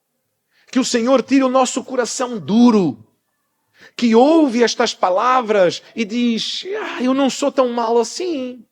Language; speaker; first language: Portuguese; native; Portuguese